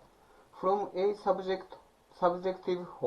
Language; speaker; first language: English; non-native, learner; Japanese